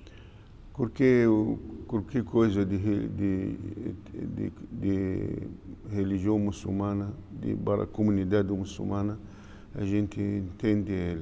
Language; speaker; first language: Portuguese; non-native, learner; Arabic